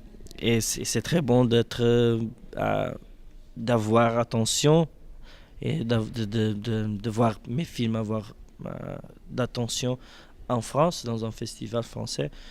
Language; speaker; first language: French; non-native, fluent; Portuguese